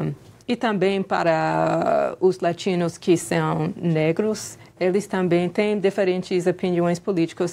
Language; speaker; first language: Portuguese; non-native, fluent; English